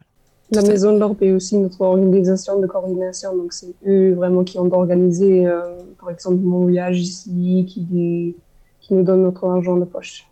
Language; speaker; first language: French; non-native, fluent; German